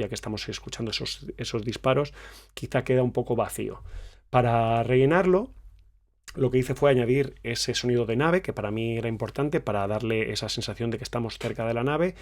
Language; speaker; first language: Spanish; native; Spanish